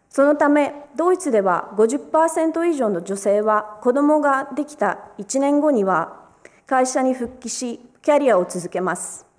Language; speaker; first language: Japanese; early bilingual, other home language; Romanian